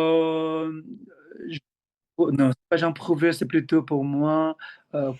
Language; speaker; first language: French; non-native, fluent; Korean